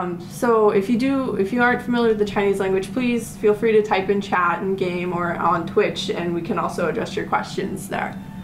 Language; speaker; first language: English; native; English